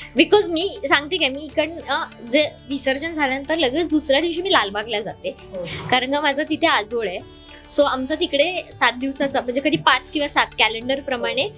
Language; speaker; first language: Marathi; native; Marathi